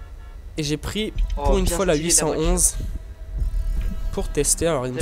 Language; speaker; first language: French; native; French